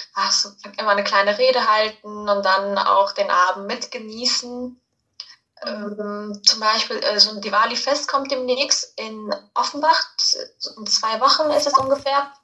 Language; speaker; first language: German; early bilingual, other home language; Punjabi